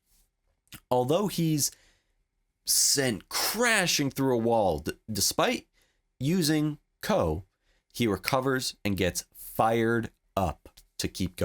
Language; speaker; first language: English; native; English